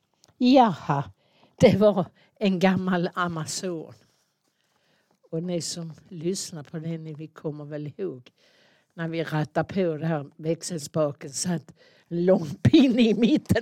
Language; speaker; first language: Swedish; native; Swedish